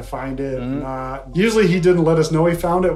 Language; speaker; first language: English; native; English